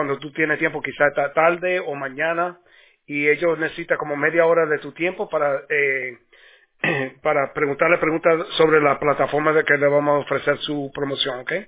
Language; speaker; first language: Spanish; early bilingual, heritage; Spanish